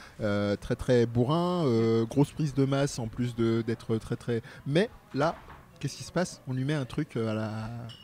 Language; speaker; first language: French; native; French